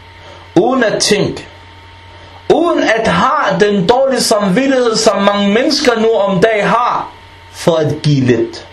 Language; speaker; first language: Danish; non-native, fluent; Arabic